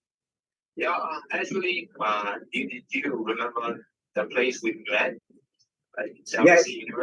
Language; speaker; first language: English; non-native, learner; Vietnamese